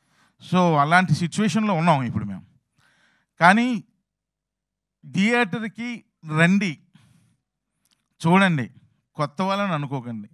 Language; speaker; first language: Telugu; native; Telugu